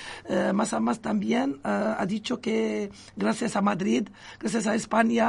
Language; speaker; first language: Spanish; non-native, local second language; Arabic